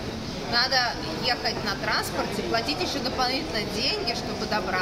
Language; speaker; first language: Russian; native; Russian